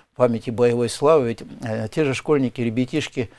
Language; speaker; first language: Russian; native; Russian